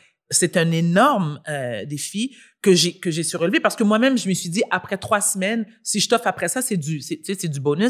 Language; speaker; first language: French; native; French